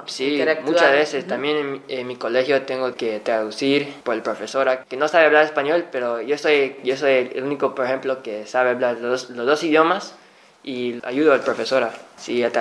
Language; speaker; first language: Spanish; early bilingual, heritage; Spanish